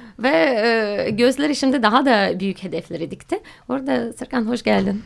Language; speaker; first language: Turkish; non-native, fluent; Russian